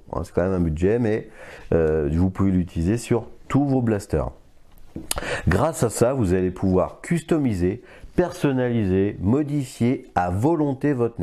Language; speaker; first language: French; native; French